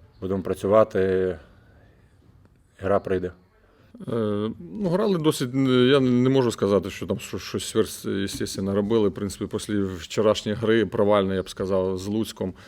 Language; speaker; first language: Ukrainian; native; Ukrainian